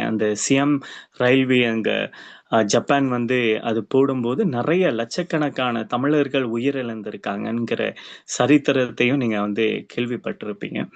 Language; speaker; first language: Tamil; early bilingual, heritage; Tamil